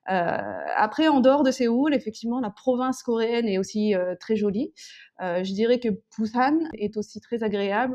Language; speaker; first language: French; early bilingual, other home language; Korean